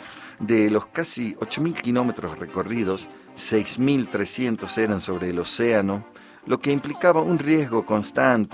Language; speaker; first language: Spanish; native; Spanish